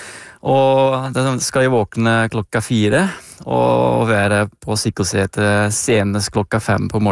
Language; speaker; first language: Norwegian; non-native, fluent; Dutch